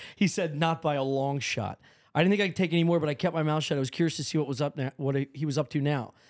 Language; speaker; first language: English; native; English